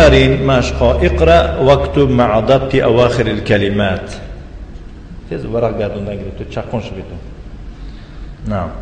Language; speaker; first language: Arabic; non-native, fluent; Tajik